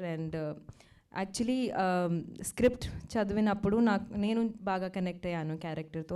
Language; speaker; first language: Telugu; non-native, fluent; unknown